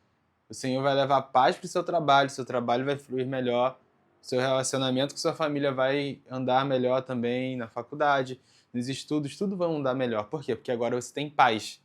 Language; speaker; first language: Portuguese; native; Portuguese